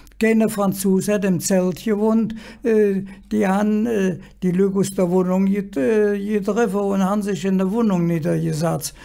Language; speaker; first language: German; native; German